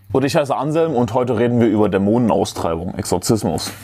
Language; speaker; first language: German; native; German